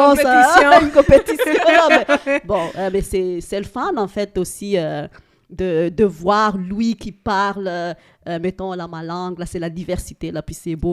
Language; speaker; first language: French; non-native, local second language; Malagasy